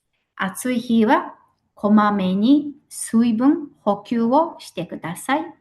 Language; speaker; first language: Japanese; non-native, fluent; Mongolian